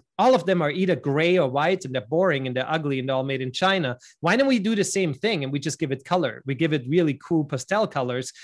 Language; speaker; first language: English; non-native, fluent; German